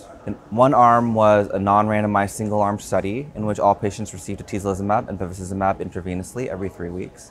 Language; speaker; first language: English; native; English